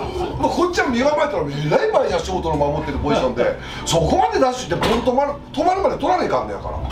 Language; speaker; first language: Japanese; native; Japanese